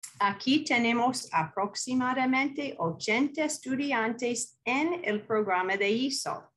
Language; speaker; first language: Spanish; non-native, fluent; English